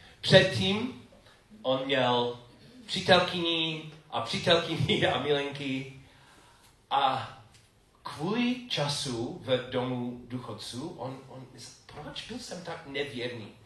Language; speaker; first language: Czech; non-native, learner; English